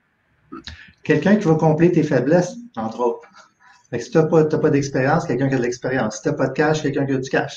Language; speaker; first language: French; native; French